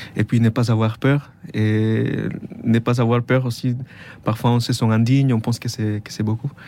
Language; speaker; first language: French; non-native, fluent; Spanish